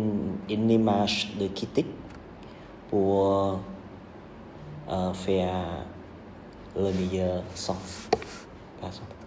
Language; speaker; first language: French; non-native, learner; Khmer